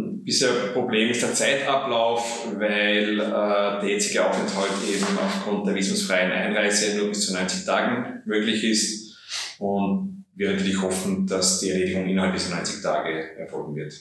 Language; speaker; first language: German; native; German